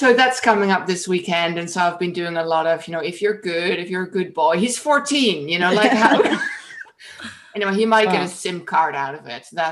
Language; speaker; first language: English; non-native, fluent; Dutch